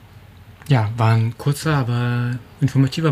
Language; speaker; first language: German; native; German